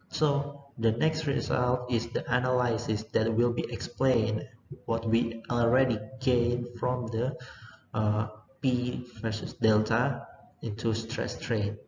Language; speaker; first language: English; non-native, learner; Indonesian